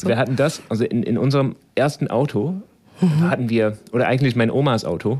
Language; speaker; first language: German; non-native, fluent; English